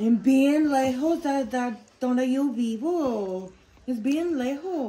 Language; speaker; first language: Spanish; non-native, learner; English